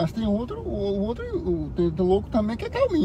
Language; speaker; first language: Portuguese; native; Portuguese